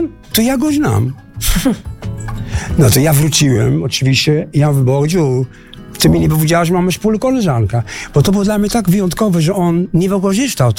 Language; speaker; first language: Polish; non-native, learner; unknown